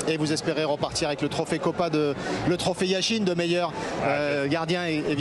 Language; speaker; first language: French; native; French